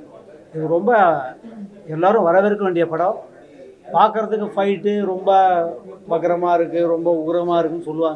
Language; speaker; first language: Tamil; native; Tamil